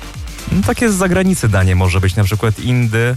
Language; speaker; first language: Polish; native; Polish